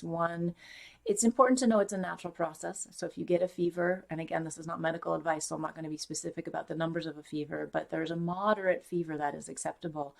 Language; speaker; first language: English; native; English